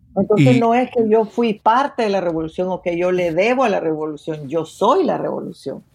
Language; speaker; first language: Spanish; native; Spanish